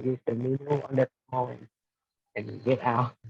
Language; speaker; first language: English; non-native, learner; Vietnamese